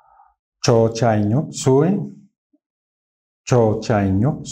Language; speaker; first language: Vietnamese; non-native, learner; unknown